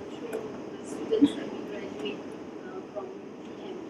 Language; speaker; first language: English; non-native, local second language; Malay